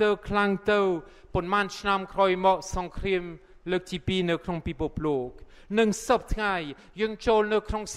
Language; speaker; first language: Khmer; non-native, fluent; French